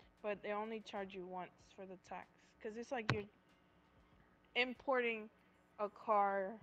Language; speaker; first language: English; early bilingual, other home language; Spanish